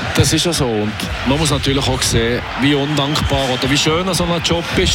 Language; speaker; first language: German; native; German